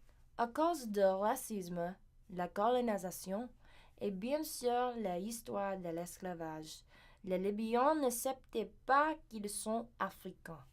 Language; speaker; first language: French; non-native, learner; English